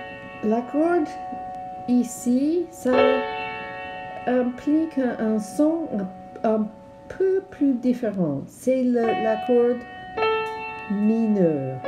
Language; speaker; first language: French; non-native, learner; English